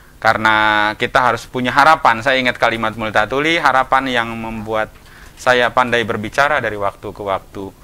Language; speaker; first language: Indonesian; native; Indonesian